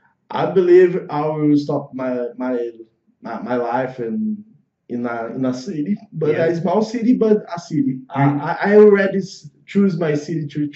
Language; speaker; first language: English; non-native, learner; Portuguese